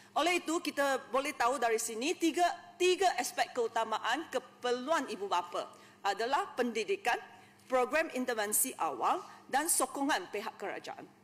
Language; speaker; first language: Malay; non-native, local second language; Chinese